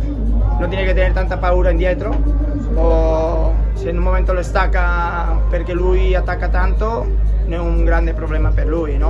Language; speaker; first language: Italian; non-native, learner; Spanish